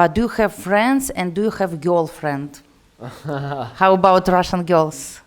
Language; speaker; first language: English; non-native, learner; Russian